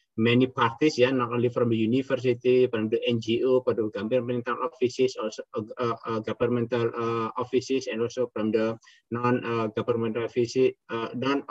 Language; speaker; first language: English; non-native, fluent; Indonesian